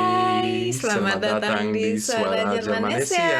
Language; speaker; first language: Indonesian; non-native, fluent; German